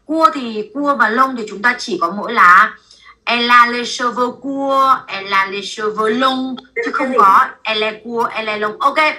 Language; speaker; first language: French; non-native, fluent; Vietnamese